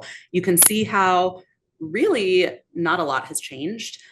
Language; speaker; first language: English; native; English